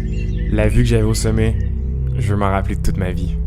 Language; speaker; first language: French; native; French